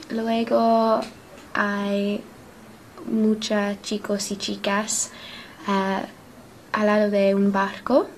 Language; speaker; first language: Spanish; non-native, learner; English